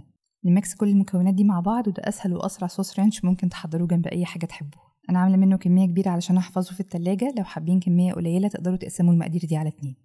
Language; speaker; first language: Arabic; native; Arabic